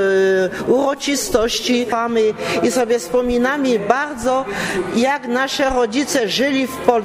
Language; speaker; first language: Polish; early bilingual, heritage; Polish